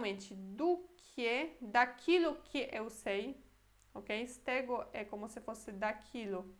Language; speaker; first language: Portuguese; non-native, fluent; Polish